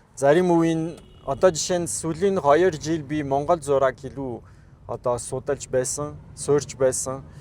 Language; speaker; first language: Mongolian; non-native, fluent; French